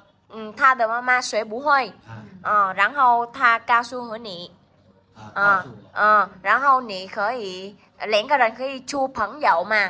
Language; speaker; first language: Chinese; non-native, learner; Vietnamese